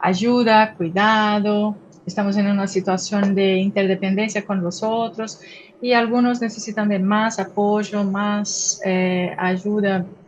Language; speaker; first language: Spanish; non-native, fluent; Portuguese